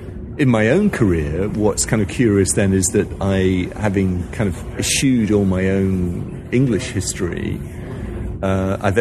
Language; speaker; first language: English; native; English